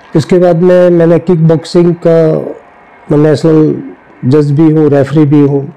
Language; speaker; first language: Hindi; native; Hindi